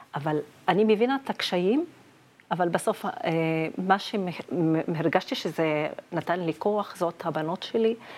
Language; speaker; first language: Hebrew; non-native, local second language; Arabic